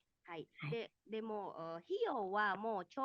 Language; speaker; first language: Japanese; non-native, fluent; Indonesian